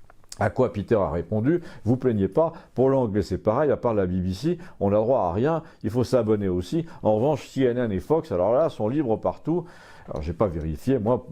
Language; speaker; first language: French; native; French